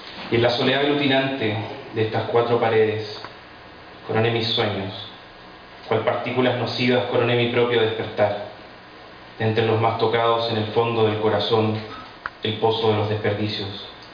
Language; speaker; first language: Spanish; native; Spanish